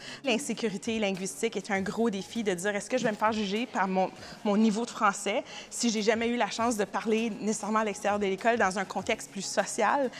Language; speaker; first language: French; native; French